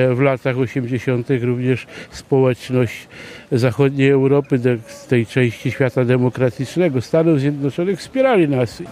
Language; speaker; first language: Polish; native; Polish